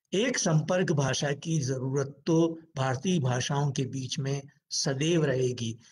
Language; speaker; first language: Hindi; native; Hindi